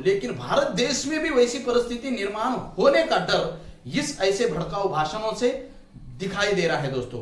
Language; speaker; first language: Hindi; native; Hindi